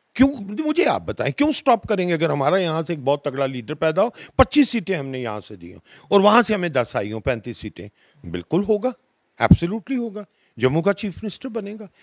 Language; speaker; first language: Hindi; non-native, local second language; Dogri